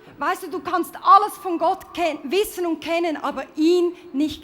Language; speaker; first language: German; native; German